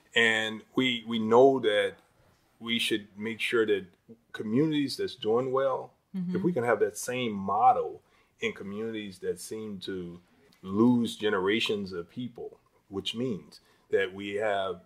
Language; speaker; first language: English; native; English